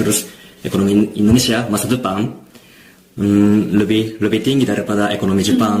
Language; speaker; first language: Indonesian; non-native, learner; Japanese